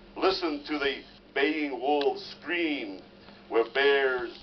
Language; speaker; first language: English; native; English